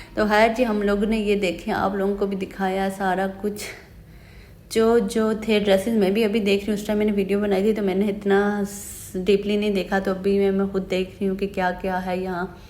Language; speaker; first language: Urdu; native; Urdu